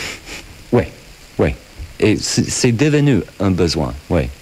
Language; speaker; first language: French; non-native, fluent; English